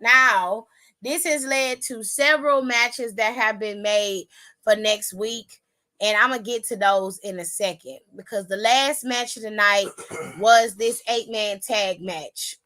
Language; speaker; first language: English; native; English